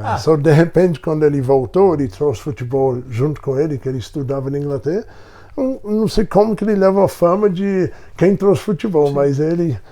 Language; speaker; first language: Portuguese; non-native, fluent; English